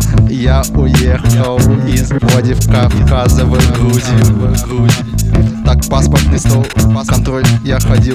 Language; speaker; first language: Russian; non-native, learner; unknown